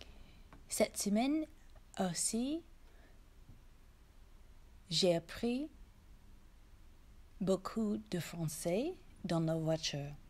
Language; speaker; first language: French; non-native, learner; English